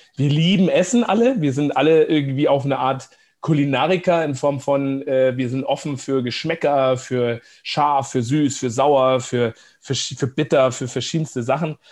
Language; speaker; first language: German; native; German